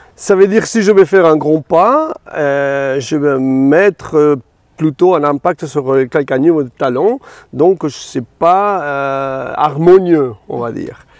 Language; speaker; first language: French; non-native, fluent; Spanish